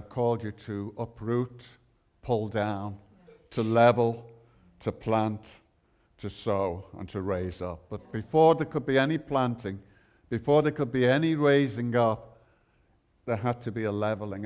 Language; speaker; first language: English; native; English